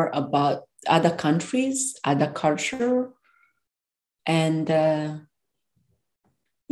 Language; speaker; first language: English; non-native, local second language; Kinyarwanda